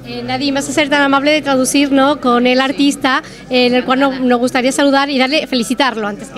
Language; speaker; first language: Spanish; native; Spanish